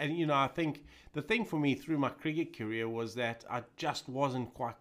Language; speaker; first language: English; native; English